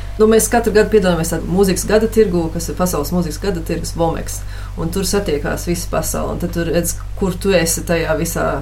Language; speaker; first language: Latvian; early bilingual, heritage; Latvian